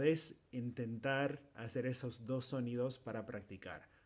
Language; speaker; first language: Spanish; non-native, fluent; English